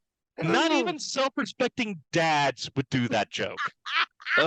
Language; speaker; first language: English; native; English